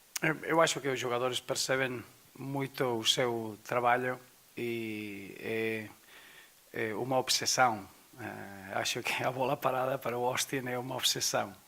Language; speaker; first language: Portuguese; non-native, fluent; Spanish